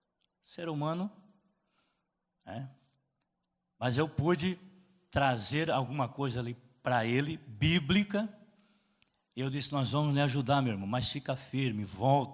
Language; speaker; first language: Portuguese; native; Portuguese